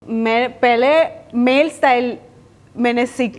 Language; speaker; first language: Hindi; non-native, fluent; Spanish